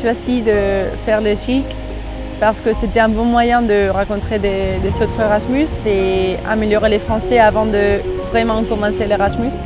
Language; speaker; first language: French; non-native, learner; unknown